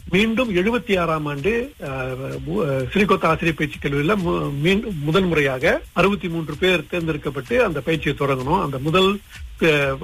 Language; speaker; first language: Tamil; early bilingual, heritage; Tamil